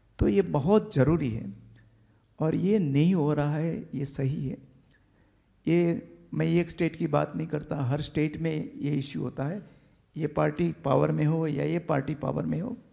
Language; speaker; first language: Hindi; non-native, local second language; Gujarati